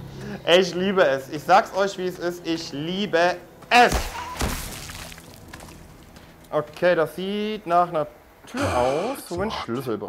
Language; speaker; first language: German; native; German